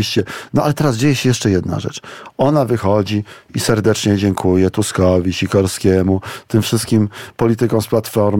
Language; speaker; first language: Polish; native; Polish